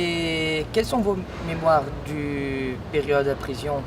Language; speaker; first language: French; non-native, learner; Portuguese